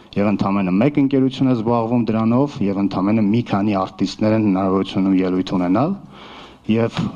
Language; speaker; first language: Armenian; native; Armenian